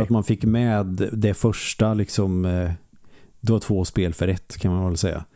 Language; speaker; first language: Swedish; native; Swedish